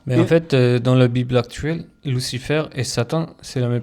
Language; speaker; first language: French; non-native, fluent; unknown